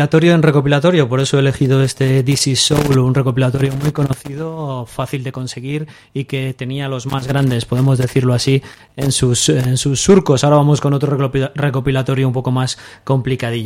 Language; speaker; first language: Spanish; native; Spanish